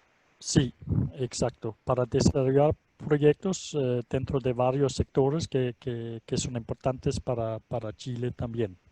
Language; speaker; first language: Spanish; non-native, fluent; Danish